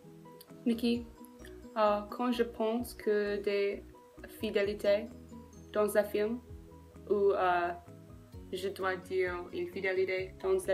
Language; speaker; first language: French; non-native, learner; English